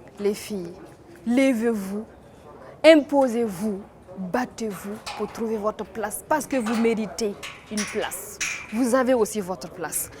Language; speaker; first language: French; non-native, local second language; Mossi